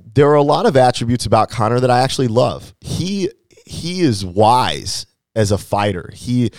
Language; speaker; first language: English; native; English